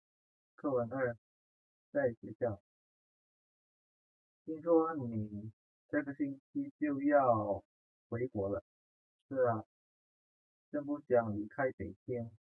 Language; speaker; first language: Chinese; non-native, fluent; Indonesian